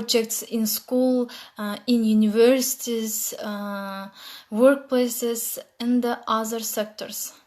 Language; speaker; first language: English; non-native, learner; Kazakh